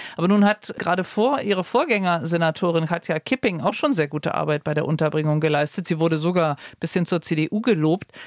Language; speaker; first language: German; native; German